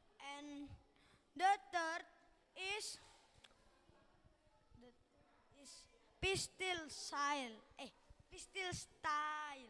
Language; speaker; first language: English; non-native, learner; Indonesian